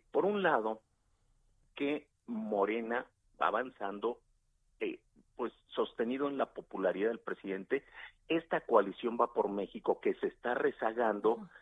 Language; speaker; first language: Spanish; native; Spanish